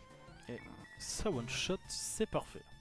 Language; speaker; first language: French; native; French